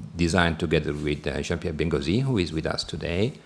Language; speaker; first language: English; non-native, fluent; Italian